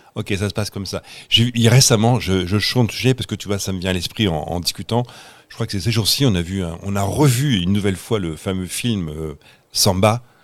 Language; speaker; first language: French; native; French